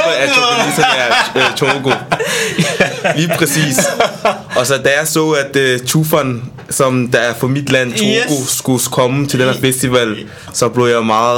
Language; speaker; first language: Danish; non-native, fluent; Ewe